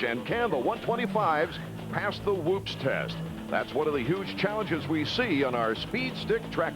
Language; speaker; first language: English; native; English